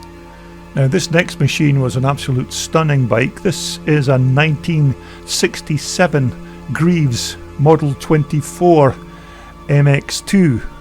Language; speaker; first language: English; native; English